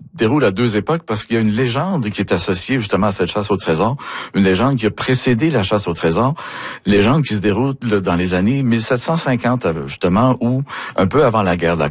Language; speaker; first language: French; native; French